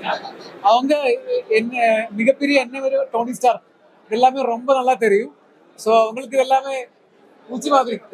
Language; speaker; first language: Tamil; non-native, learner; Malayalam